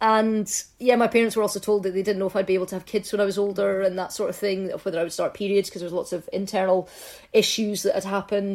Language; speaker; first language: English; native; English